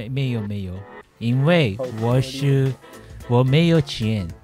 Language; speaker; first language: Chinese; non-native, learner; Korean